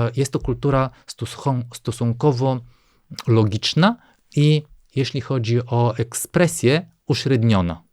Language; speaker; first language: Polish; non-native, fluent; Bulgarian